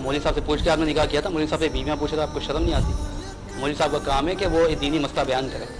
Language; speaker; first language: Urdu; native; Urdu